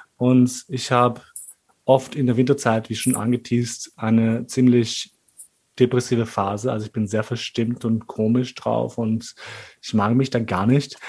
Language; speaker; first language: German; early bilingual, other home language; Albanian